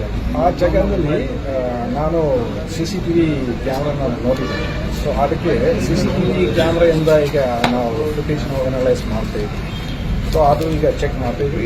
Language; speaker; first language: Kannada; non-native, fluent; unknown